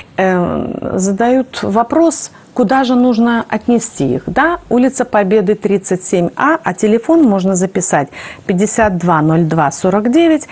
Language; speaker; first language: Russian; native; Russian